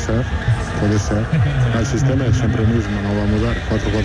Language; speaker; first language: Portuguese; non-native, learner; Italian